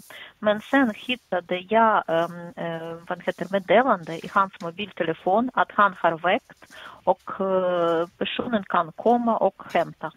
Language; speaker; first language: Swedish; non-native, fluent; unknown